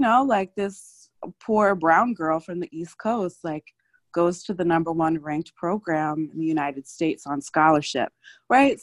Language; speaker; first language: English; native; English